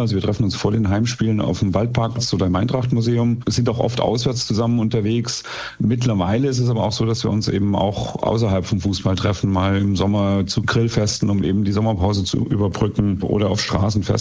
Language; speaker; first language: German; native; German